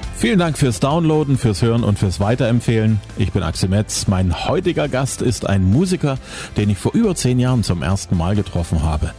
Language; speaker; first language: German; native; German